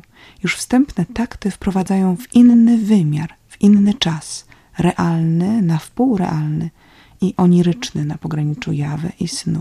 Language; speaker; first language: Polish; native; Polish